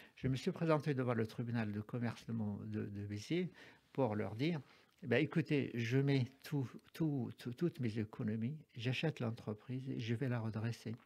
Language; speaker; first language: French; non-native, fluent; Arabic